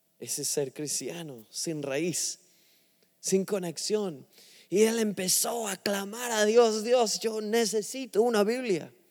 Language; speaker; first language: Spanish; non-native, fluent; English